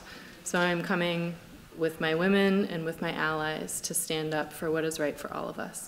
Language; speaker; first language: English; native; English